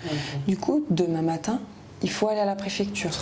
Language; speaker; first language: French; native; French